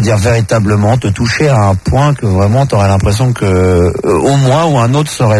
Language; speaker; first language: French; native; French